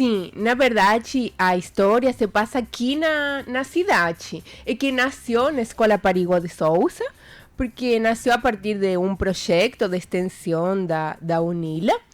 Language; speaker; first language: Portuguese; non-native, fluent; Spanish